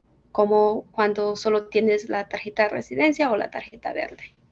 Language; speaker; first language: Spanish; early bilingual, heritage; Spanish